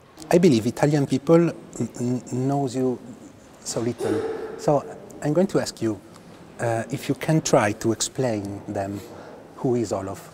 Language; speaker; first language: English; non-native, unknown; Italian